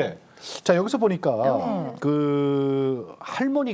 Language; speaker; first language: Korean; native; Korean